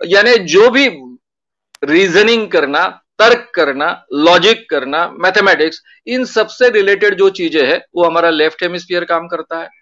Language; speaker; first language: Hindi; non-native, local second language; Marathi